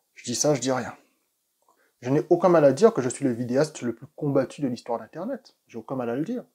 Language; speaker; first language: French; native; French